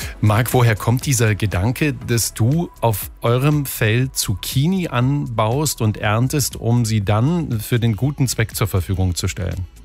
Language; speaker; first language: German; native; German